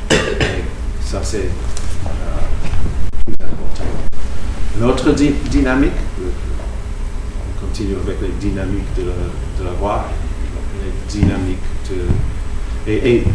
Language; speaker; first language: French; non-native, fluent; English